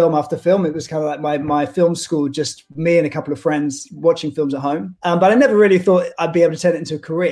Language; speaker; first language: English; native; English